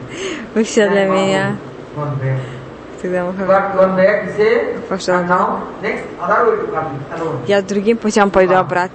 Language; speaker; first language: Russian; non-native, learner; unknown